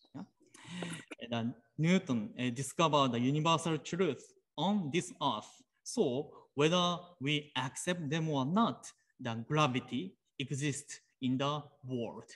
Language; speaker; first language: English; non-native, fluent; Japanese